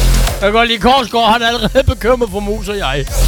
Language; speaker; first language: Danish; native; Danish